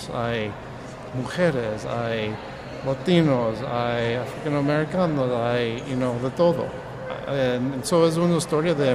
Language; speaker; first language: Spanish; early bilingual, heritage; English